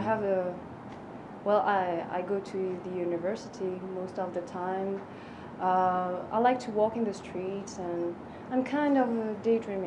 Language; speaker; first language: English; non-native, fluent; French